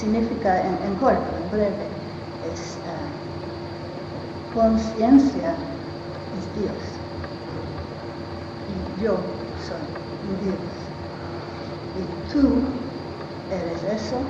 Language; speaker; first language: Spanish; non-native, learner; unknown